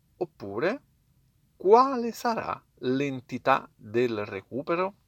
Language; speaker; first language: Italian; native; Italian